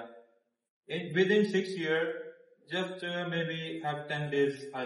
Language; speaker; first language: English; non-native, learner; Bangla